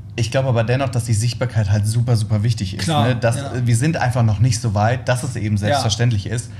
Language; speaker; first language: German; native; German